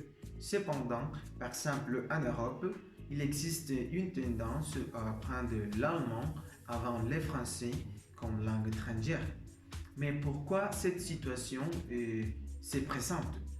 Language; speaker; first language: French; non-native, learner; Spanish